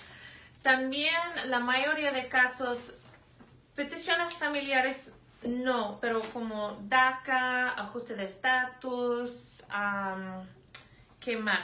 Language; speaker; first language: Spanish; non-native, fluent; English